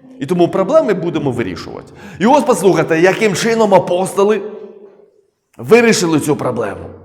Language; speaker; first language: Ukrainian; non-native, local second language; Russian